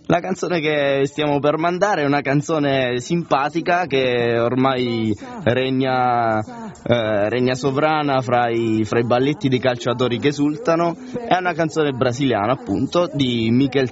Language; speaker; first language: Italian; native; Italian